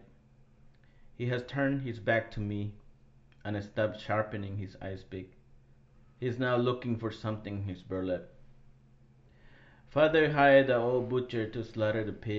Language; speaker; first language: English; non-native, fluent; Spanish